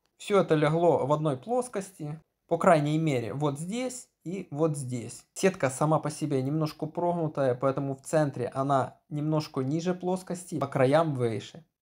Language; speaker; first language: Russian; non-native, local second language; Ukrainian